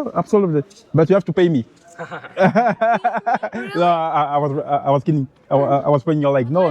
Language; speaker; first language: English; non-native, learner; French